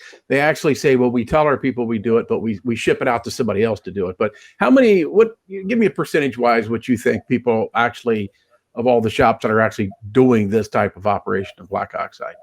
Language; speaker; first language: English; native; English